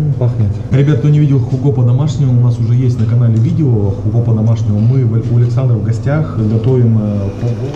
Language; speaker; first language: Russian; native; Russian